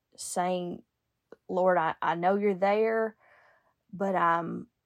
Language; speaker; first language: English; native; English